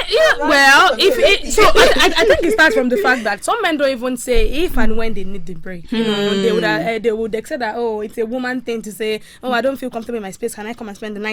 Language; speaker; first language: English; non-native, local second language; Yoruba